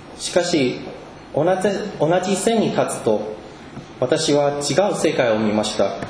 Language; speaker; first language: Japanese; non-native, fluent; Chinese